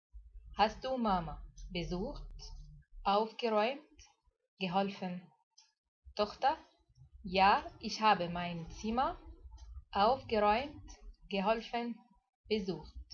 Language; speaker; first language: German; non-native, fluent; Arabic